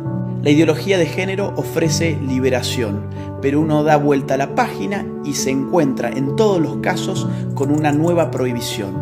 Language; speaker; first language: Spanish; native; Spanish